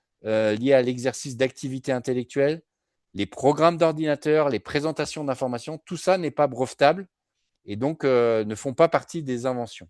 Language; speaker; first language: French; native; French